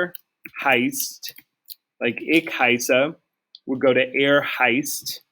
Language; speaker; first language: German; non-native, fluent; English